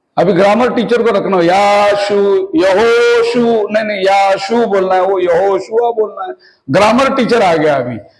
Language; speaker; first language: Hindi; non-native, local second language; Tamil